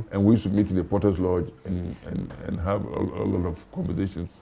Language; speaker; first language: English; non-native, local second language; Hausa